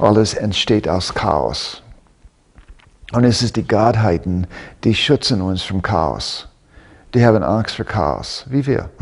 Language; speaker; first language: German; non-native, fluent; English